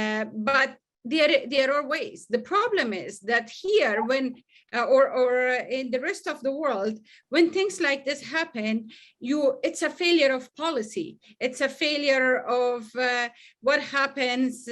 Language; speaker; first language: English; non-native, fluent; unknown